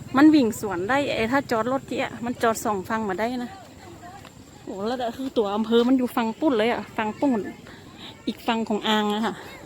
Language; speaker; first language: Thai; native; Thai